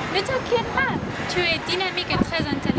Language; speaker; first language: French; non-native, learner; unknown